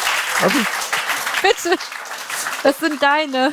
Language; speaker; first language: German; native; German